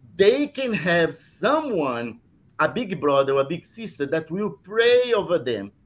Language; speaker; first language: English; non-native, fluent; Portuguese